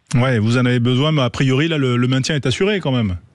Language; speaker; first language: French; native; French